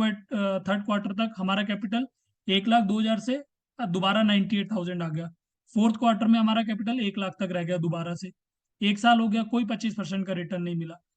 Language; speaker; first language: Hindi; native; Hindi